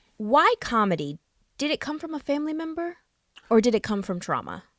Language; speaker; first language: English; native; English